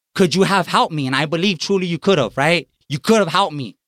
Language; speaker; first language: English; native; English